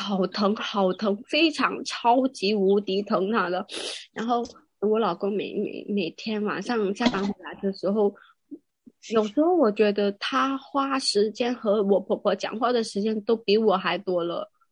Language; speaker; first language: Chinese; non-native, local second language; Cantonese